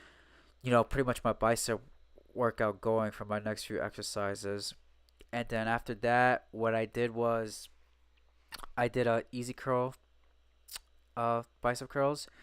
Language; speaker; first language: English; native; English